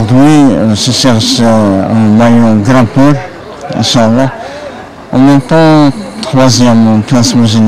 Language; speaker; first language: French; non-native, learner; Arabic